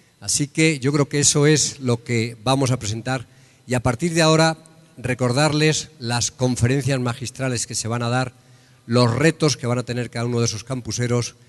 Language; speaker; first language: Spanish; native; Spanish